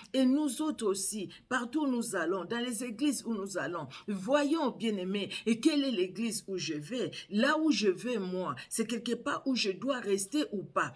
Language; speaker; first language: French; non-native, local second language; Lingala